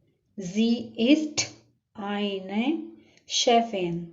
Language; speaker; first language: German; non-native, learner; Urdu